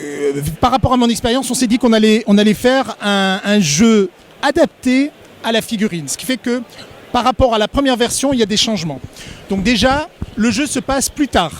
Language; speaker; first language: French; native; French